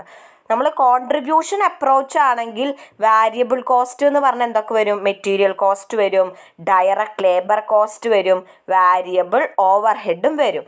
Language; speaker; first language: Malayalam; native; Malayalam